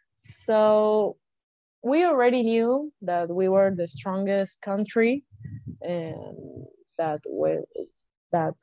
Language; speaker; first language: English; non-native, fluent; Spanish